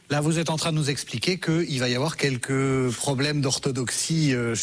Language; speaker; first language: French; native; French